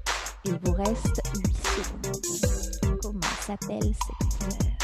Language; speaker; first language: French; native; French